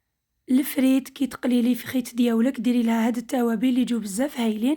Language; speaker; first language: Arabic; native; Arabic